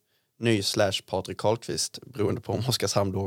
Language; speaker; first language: Swedish; native; Swedish